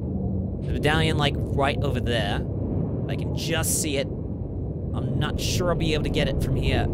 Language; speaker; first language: English; native; English